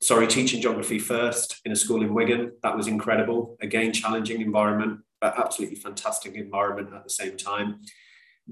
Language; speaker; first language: English; native; English